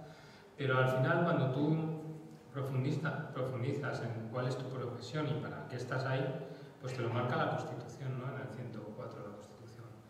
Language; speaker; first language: Spanish; native; Spanish